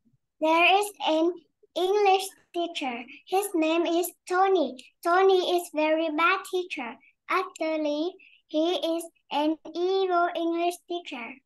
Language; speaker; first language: English; non-native, learner; Vietnamese